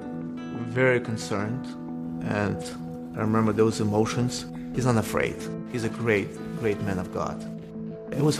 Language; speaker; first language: English; non-native, fluent; Russian